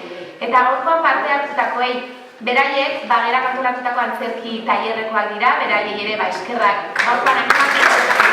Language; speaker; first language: Basque; native; Basque